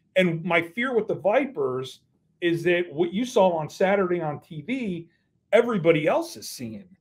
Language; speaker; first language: English; native; English